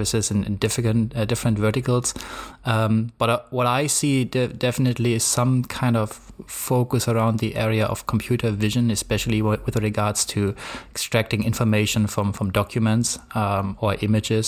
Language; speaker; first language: English; non-native, fluent; German